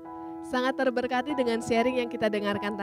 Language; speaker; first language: Indonesian; native; Indonesian